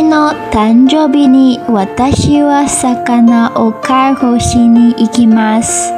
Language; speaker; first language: Japanese; non-native, learner; Malay